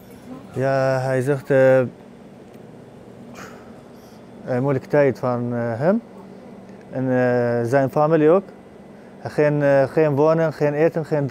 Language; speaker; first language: Dutch; non-native, learner; Arabic